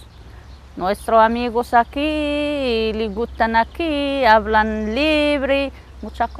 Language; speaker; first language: Spanish; non-native, learner; Arabic